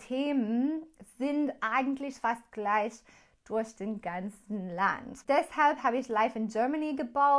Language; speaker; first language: German; non-native, learner; English